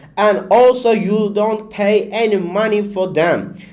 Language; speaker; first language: English; non-native, fluent; Turkish